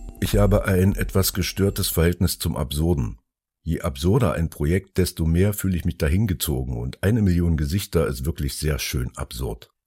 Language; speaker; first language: German; early bilingual, other home language; Finnish